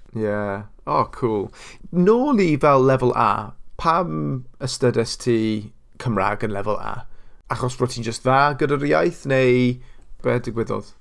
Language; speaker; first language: Welsh; non-native, local second language; English